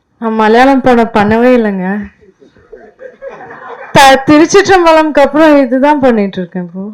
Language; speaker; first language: Tamil; non-native, local second language; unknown